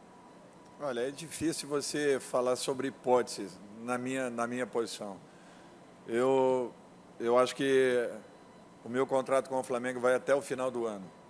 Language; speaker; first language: Portuguese; native; Portuguese